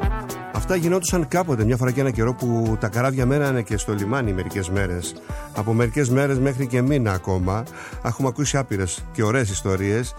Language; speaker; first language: Greek; native; Greek